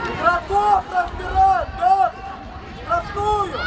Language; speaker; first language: Russian; native; Russian